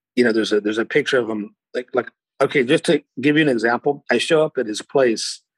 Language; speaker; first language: English; early bilingual, other home language; Portuguese